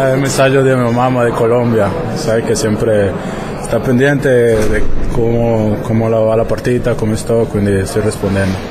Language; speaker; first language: Italian; non-native, fluent; Spanish